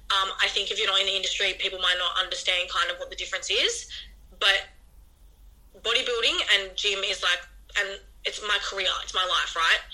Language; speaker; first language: English; native; English